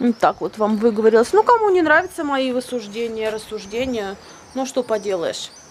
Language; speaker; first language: Russian; native; Russian